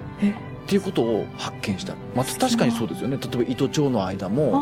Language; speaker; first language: Japanese; native; Japanese